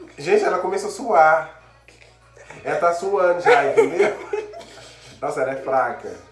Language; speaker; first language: Portuguese; non-native, fluent; Haitian Creole